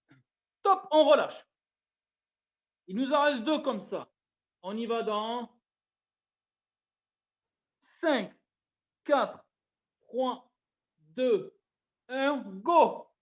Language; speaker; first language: French; native; French